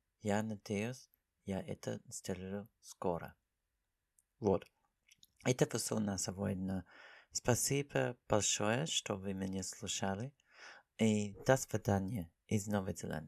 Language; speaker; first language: Russian; non-native, learner; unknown